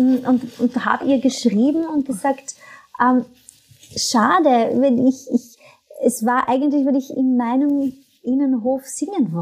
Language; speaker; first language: German; non-native, fluent; Portuguese